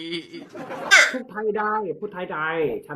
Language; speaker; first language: Thai; non-native, learner; Korean